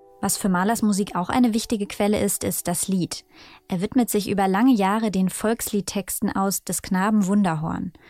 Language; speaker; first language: German; native; German